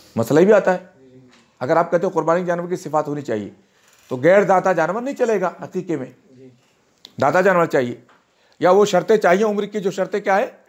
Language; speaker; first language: Hindi; native; Hindi